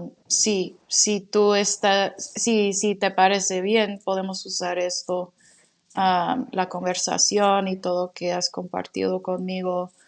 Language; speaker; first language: Spanish; non-native, fluent; English